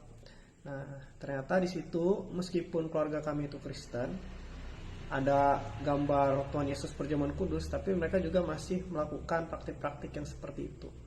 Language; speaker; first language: Indonesian; native; Indonesian